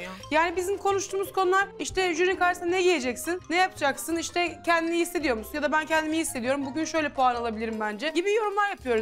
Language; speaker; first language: Turkish; native; Turkish